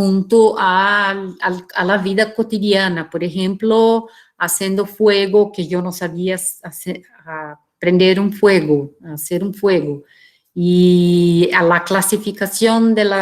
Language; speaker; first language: Spanish; non-native, fluent; Portuguese